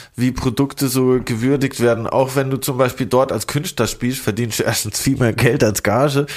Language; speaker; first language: German; native; German